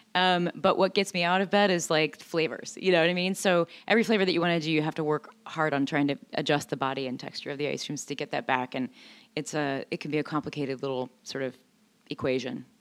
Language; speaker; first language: English; native; English